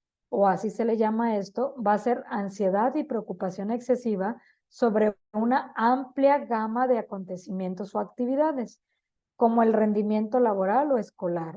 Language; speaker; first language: Spanish; native; Spanish